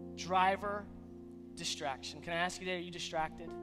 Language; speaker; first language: English; native; English